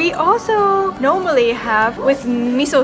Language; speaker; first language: English; non-native, fluent; Japanese